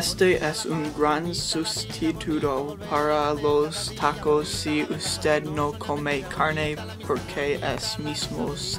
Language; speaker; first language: Spanish; non-native, learner; English